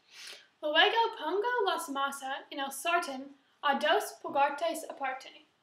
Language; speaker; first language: Spanish; non-native, learner; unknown